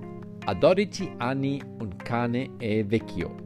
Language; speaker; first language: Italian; non-native, fluent; English